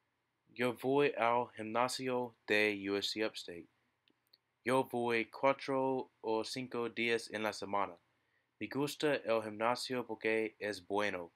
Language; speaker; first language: Spanish; non-native, learner; English